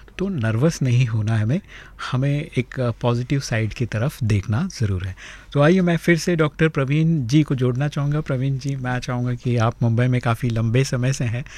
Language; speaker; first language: Hindi; native; Hindi